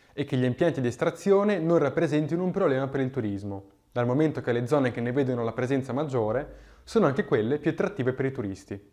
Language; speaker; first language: Italian; native; Italian